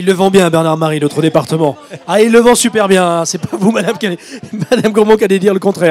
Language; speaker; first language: French; native; French